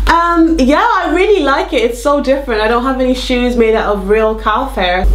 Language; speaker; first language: English; native; English